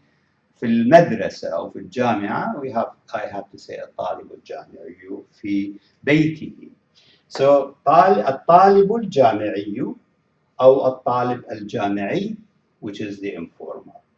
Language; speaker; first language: Arabic; non-native, fluent; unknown